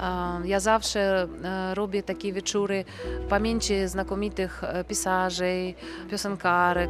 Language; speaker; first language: Polish; non-native, fluent; Russian